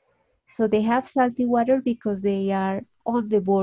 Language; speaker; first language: English; non-native, fluent; Spanish